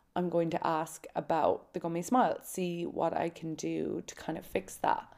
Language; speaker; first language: English; native; English